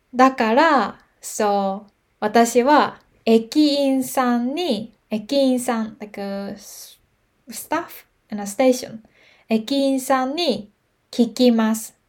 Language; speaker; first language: Japanese; native; Japanese